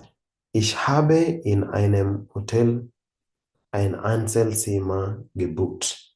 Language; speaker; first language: German; non-native, fluent; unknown